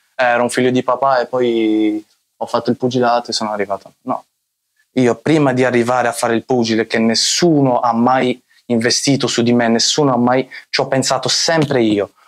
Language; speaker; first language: Italian; early bilingual, other home language; Arabic